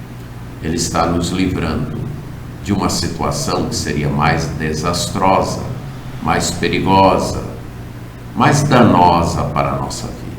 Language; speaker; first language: Portuguese; native; Portuguese